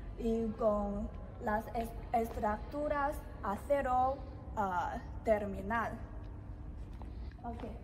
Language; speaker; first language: Spanish; non-native, learner; Chinese